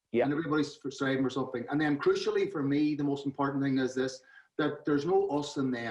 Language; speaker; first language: English; native; English